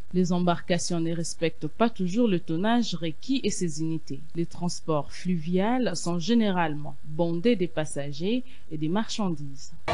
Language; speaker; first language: French; non-native, local second language; Lingala